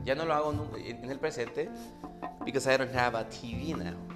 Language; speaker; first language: English; non-native, fluent; Spanish